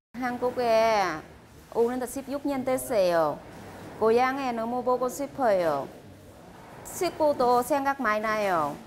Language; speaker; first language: Korean; non-native, learner; Vietnamese